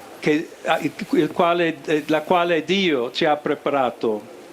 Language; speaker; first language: Italian; non-native, fluent; English